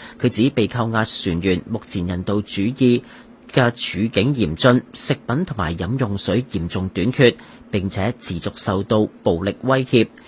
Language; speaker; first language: Chinese; non-native, local second language; Cantonese